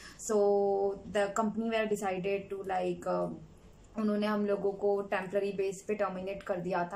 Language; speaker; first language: Hindi; native; Hindi